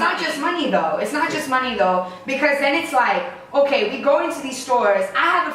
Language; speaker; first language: English; native; English